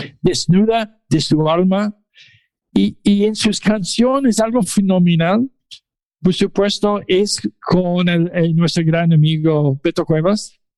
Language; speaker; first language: Spanish; non-native, fluent; English